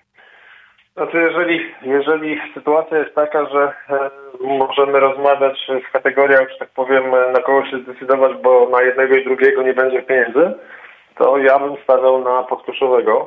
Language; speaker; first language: Polish; native; Polish